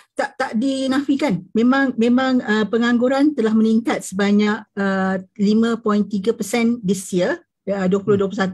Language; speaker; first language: Malay; native; Malay